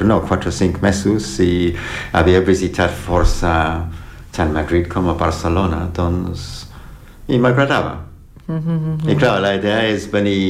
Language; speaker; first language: Catalan; non-native, fluent; English